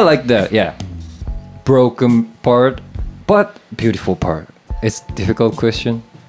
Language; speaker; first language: English; non-native, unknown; Japanese